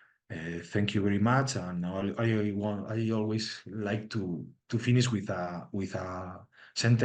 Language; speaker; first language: English; non-native, learner; Spanish